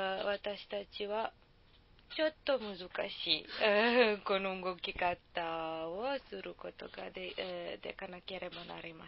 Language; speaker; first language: Japanese; non-native, learner; Serbian